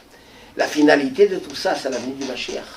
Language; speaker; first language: French; native; French